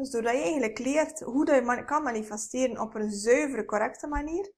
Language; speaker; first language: Dutch; native; Dutch